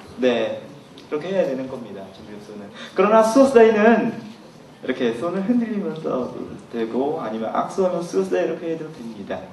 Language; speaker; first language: Korean; non-native, fluent; Khmer